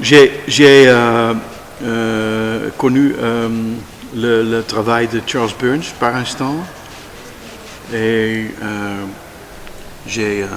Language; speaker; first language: French; non-native, learner; Dutch